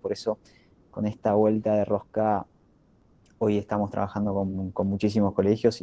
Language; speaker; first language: Spanish; native; Spanish